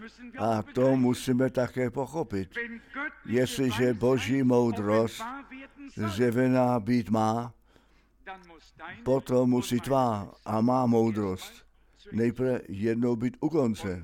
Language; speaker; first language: Czech; non-native, fluent; German